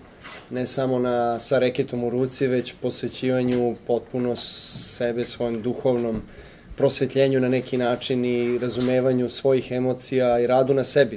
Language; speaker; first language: Serbian; native; Serbian